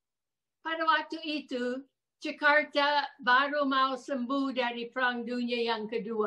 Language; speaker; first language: Indonesian; non-native, fluent; English